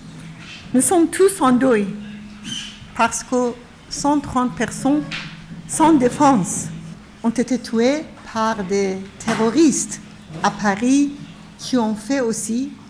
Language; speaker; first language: French; non-native, fluent; Persian